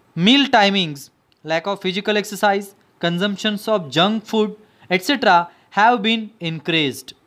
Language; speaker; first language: English; non-native, local second language; Marathi